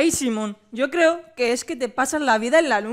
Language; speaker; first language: Spanish; native; Spanish